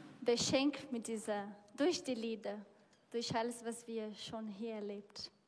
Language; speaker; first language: German; non-native, learner; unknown